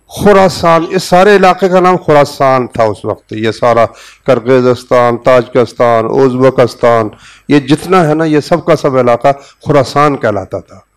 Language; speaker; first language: Urdu; native; Urdu